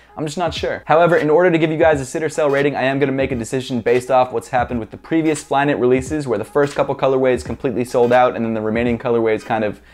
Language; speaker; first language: English; native; English